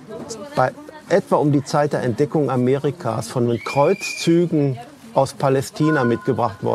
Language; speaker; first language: German; native; German